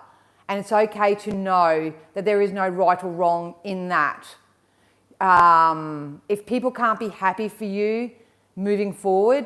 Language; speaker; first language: English; native; English